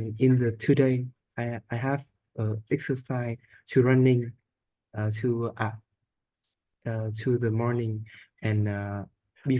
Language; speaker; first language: English; non-native, learner; Vietnamese